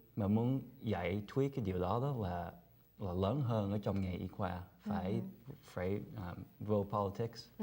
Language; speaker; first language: Vietnamese; early bilingual, heritage; Vietnamese